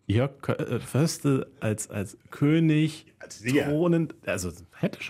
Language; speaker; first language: German; native; German